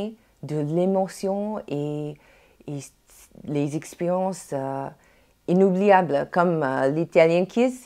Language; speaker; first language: French; non-native, fluent; English